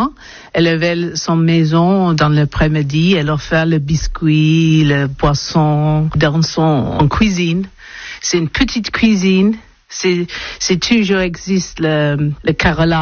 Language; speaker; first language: French; non-native, learner; English